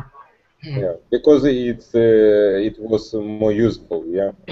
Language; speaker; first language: English; non-native, learner; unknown